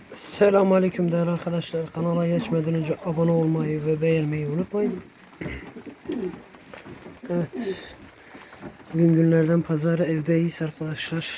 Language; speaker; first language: Turkish; native; Turkish